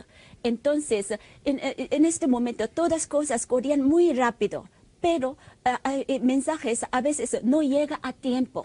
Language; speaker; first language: Spanish; non-native, fluent; Korean